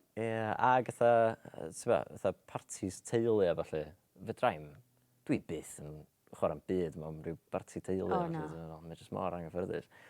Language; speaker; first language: Welsh; native; Welsh